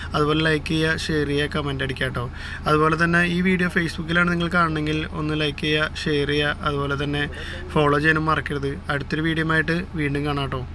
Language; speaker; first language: Malayalam; native; Malayalam